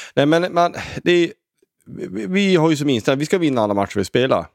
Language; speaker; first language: Swedish; native; Swedish